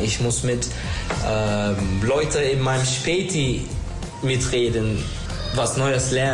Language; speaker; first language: German; non-native, learner; Turkish